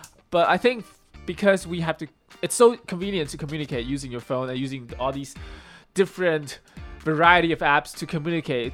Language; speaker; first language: English; early bilingual, other home language; Chinese